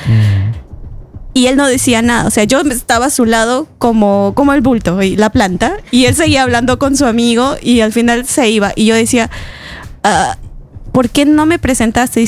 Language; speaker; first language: Spanish; native; Spanish